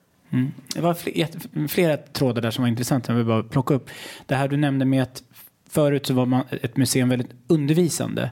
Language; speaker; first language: Swedish; native; Swedish